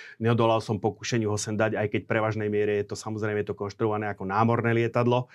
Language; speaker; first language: Slovak; native; Slovak